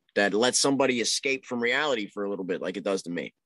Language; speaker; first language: English; native; English